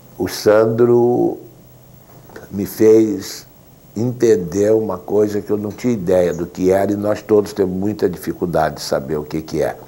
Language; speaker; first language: Portuguese; native; Portuguese